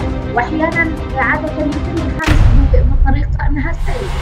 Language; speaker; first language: Arabic; native; Arabic